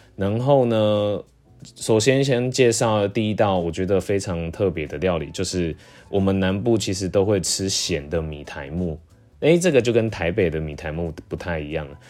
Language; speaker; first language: Chinese; non-native, local second language; Min Nan Chinese